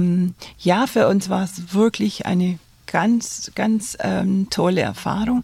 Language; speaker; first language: German; non-native, fluent; Spanish